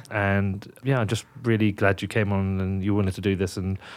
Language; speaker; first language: English; native; English